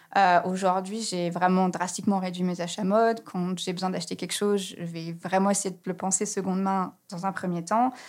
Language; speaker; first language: French; native; French